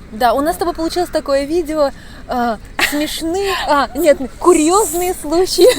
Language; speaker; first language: Russian; native; Russian